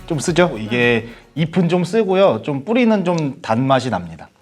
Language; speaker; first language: Korean; native; Korean